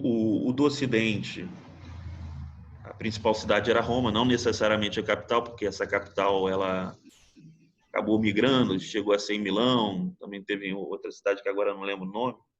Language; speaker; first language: Portuguese; native; Portuguese